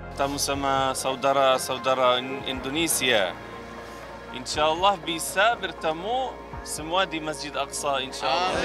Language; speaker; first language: Indonesian; non-native, learner; Arabic